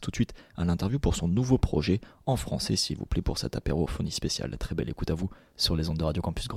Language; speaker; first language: French; native; French